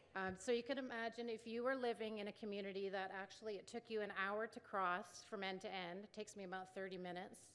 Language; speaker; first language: English; native; English